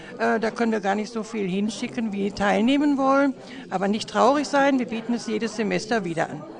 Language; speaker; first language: German; native; German